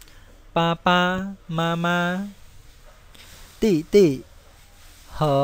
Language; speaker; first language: Chinese; non-native, learner; Khmer